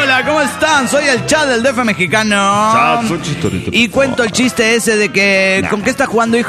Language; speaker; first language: Spanish; native; Spanish